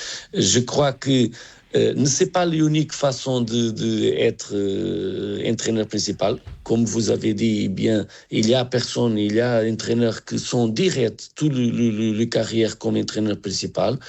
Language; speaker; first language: French; non-native, learner; Portuguese